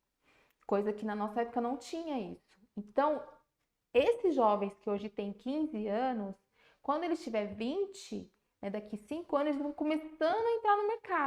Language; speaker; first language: Portuguese; native; Portuguese